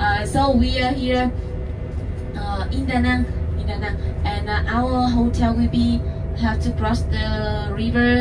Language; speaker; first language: English; non-native, learner; Vietnamese